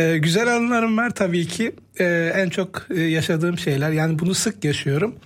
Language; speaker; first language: Turkish; native; Turkish